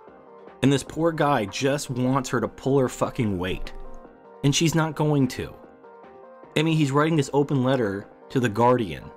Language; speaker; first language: English; native; English